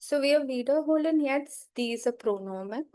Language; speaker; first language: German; non-native, fluent; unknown